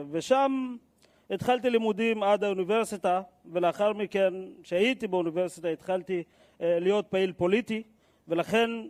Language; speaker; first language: Hebrew; non-native, fluent; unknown